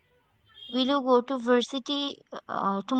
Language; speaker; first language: English; non-native, learner; Bangla